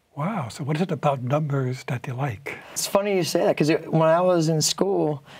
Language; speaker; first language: English; native; English